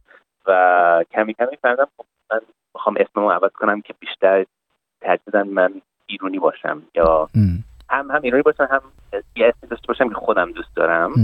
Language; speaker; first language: Persian; early bilingual, heritage; Persian